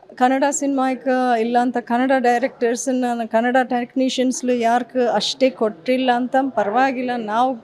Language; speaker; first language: Kannada; early bilingual, heritage; English